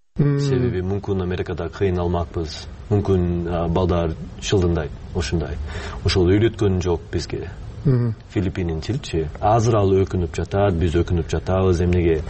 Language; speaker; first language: Kyrgyz; non-native, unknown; English